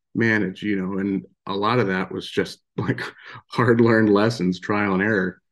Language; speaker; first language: English; native; English